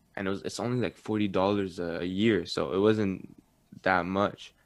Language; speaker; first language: English; early bilingual, other home language; Arabic